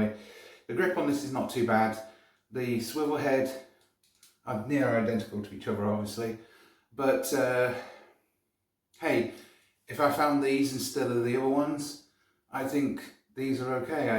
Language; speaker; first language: English; native; English